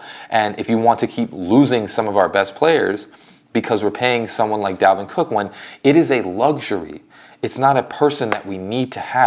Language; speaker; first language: English; native; English